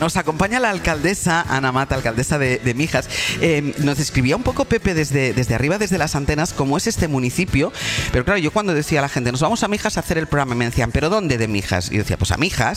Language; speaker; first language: Spanish; native; Spanish